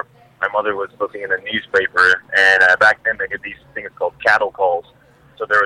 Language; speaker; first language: English; native; English